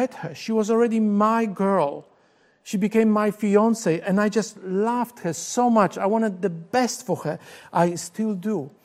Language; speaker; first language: English; non-native, fluent; Polish